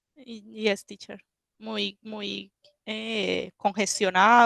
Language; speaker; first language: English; non-native, learner; Spanish